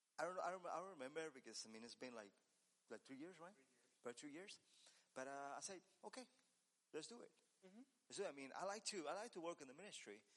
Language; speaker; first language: English; non-native, learner; Spanish